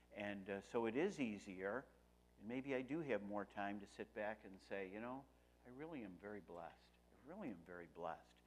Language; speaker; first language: English; native; English